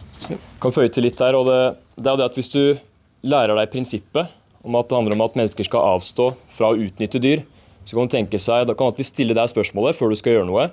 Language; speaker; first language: Norwegian; native; Norwegian